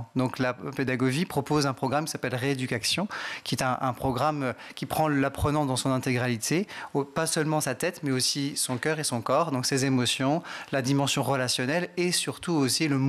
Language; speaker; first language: French; native; French